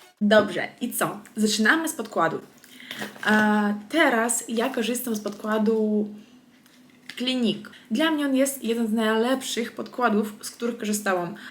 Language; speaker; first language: Polish; non-native, fluent; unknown